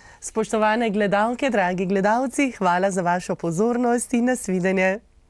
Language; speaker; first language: Slovenian; native; Slovenian